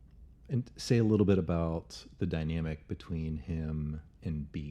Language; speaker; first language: English; native; English